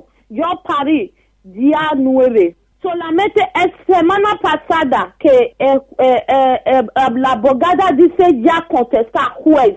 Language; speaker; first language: Spanish; non-native, learner; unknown